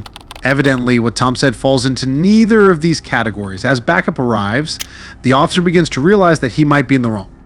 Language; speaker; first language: English; native; English